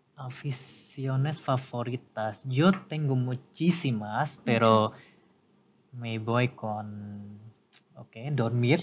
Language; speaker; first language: Spanish; non-native, learner; Indonesian